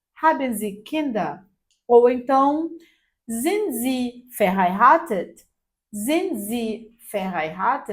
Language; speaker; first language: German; non-native, fluent; Portuguese